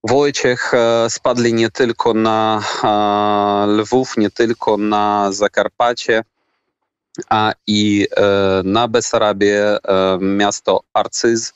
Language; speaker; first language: Polish; non-native, fluent; Ukrainian